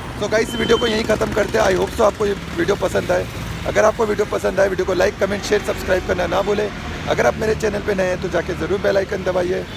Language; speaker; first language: Hindi; non-native, local second language; Nepali